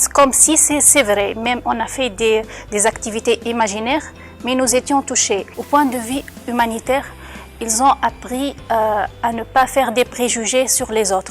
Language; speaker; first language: French; non-native, local second language; Arabic